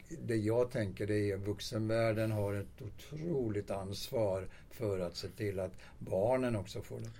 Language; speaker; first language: Swedish; native; Swedish